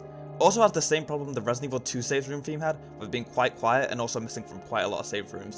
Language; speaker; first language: English; native; English